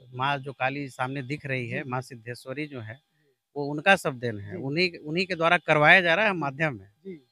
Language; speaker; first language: Hindi; native; Hindi